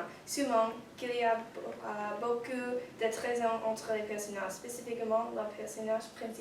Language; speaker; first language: French; non-native, learner; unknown